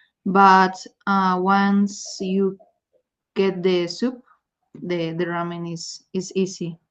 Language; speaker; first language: English; non-native, learner; Spanish